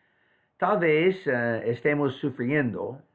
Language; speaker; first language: Spanish; non-native, fluent; English